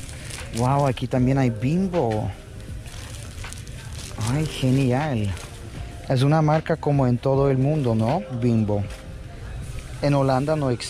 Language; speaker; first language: Spanish; non-native, fluent; Russian